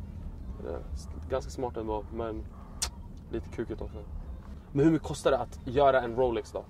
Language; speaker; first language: Swedish; native; Swedish